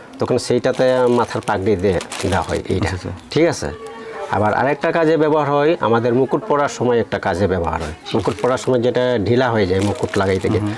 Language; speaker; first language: Bangla; non-native, local second language; Sadri